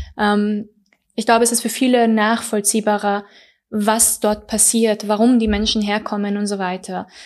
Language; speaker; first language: German; early bilingual, other home language; Persian